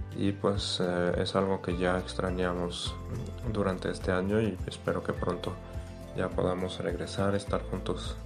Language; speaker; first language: Spanish; non-native, fluent; Arabic